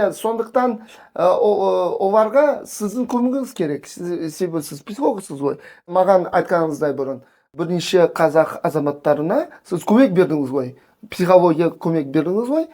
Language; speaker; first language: Kazakh; non-native, local second language; Russian